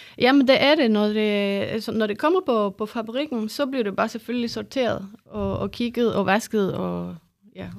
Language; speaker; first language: Danish; non-native, fluent; Spanish